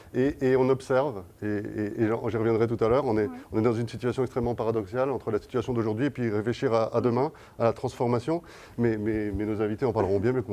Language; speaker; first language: French; native; French